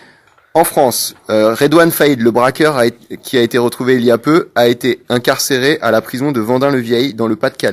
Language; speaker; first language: French; native; French